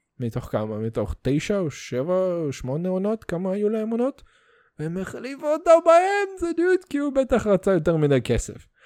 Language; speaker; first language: Hebrew; early bilingual, other home language; Russian